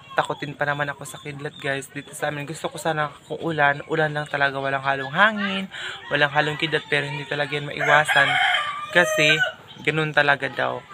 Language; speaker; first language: Filipino; non-native, local second language; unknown